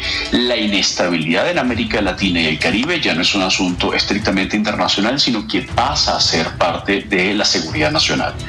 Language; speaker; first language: Spanish; native; Spanish